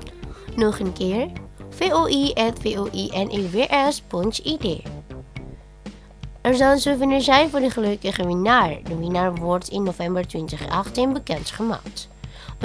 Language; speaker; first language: Dutch; non-native, learner; Indonesian